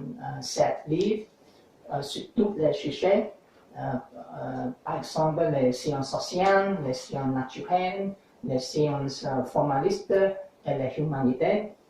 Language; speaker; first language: French; non-native, fluent; English